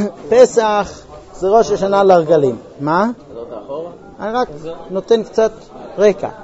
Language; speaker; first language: Hebrew; early bilingual, heritage; Hebrew